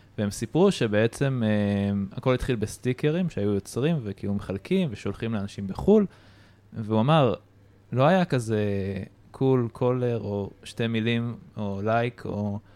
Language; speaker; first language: Hebrew; native; Hebrew